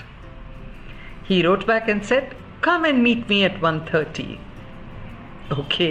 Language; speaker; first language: English; non-native, local second language; Kannada